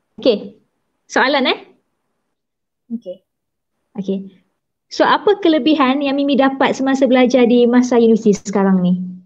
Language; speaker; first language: Malay; native; Malay